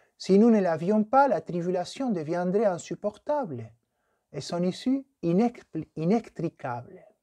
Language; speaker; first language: French; non-native, fluent; Spanish